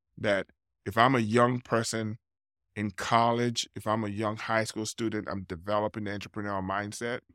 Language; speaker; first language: English; non-native, local second language; Yoruba